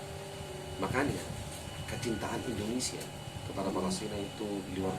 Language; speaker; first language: Indonesian; non-native, fluent; Arabic